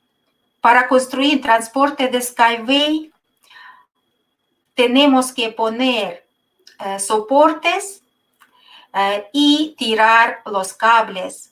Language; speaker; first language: Spanish; non-native, fluent; Russian